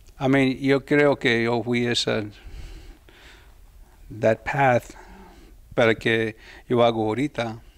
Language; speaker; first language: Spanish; early bilingual, heritage; Spanish